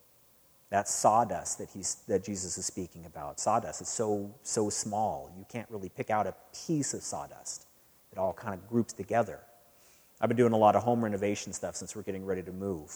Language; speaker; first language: English; native; English